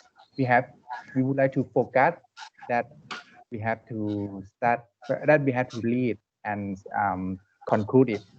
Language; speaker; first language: English; non-native, learner; Thai